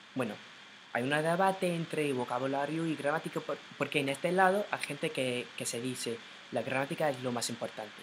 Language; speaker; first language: Spanish; non-native, learner; English